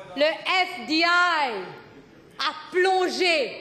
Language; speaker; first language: French; non-native, local second language; Morisyen